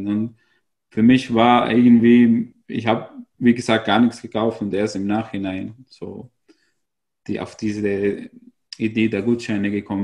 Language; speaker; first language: German; non-native, fluent; Arabic